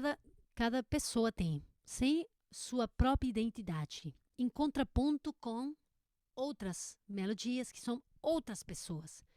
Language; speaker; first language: Portuguese; non-native, learner; Spanish